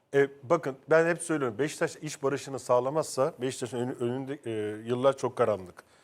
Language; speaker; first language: Turkish; native; Turkish